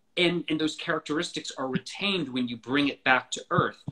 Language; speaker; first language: English; native; English